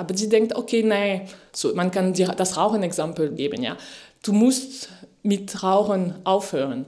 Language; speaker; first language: German; non-native, fluent; French